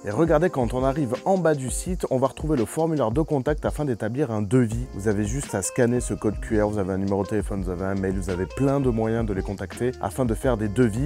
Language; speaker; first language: French; native; French